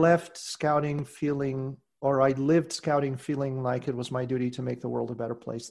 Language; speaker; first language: English; non-native, fluent; Portuguese